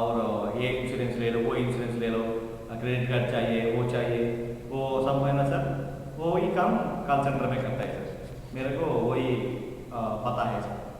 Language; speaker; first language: Hindi; non-native, local second language; Telugu